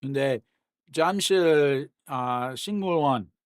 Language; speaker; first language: Korean; non-native, learner; English